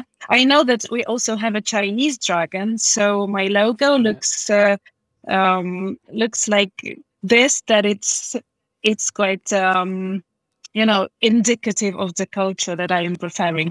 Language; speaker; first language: English; non-native, fluent; Polish